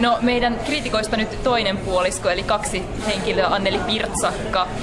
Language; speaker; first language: Finnish; native; Finnish